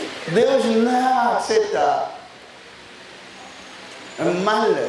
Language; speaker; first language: Portuguese; non-native, learner; Lingala